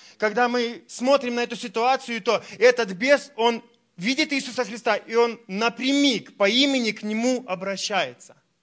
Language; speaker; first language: Russian; early bilingual, heritage; Russian